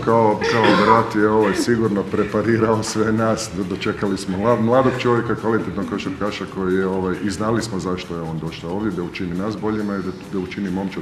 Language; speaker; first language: Serbian; native; Serbian